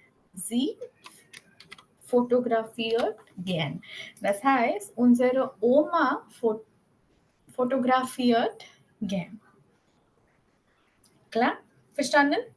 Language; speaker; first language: German; non-native, fluent; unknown